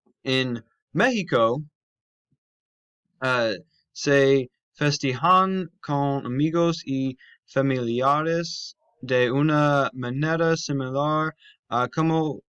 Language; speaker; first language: Spanish; non-native, learner; English